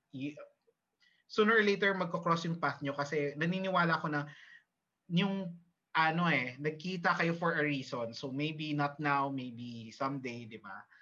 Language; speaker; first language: Filipino; early bilingual, heritage; Filipino